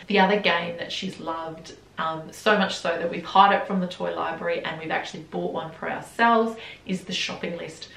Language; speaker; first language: English; native; English